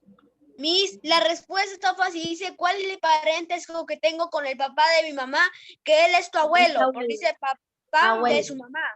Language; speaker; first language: Spanish; native; Spanish